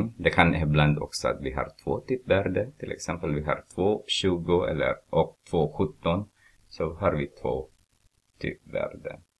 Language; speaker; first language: Swedish; non-native, fluent; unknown